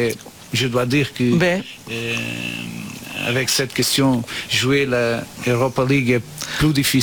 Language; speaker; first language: French; non-native, fluent; Portuguese